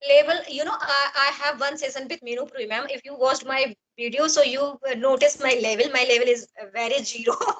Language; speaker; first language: English; non-native, learner; Hindi